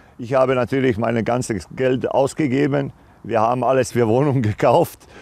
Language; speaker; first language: German; non-native, fluent; Croatian